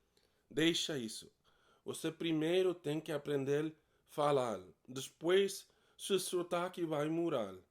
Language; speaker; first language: Portuguese; non-native, learner; English